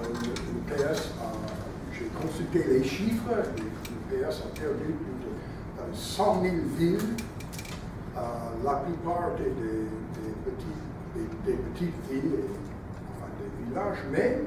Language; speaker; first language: French; non-native, fluent; English